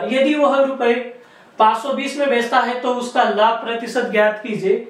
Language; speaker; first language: Hindi; non-native, local second language; Marathi